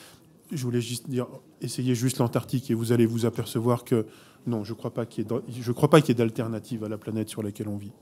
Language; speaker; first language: French; native; French